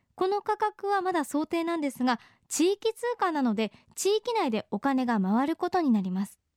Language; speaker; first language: Japanese; native; Japanese